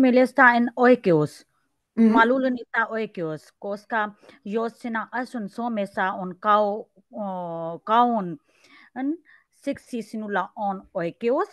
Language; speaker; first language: Finnish; non-native, learner; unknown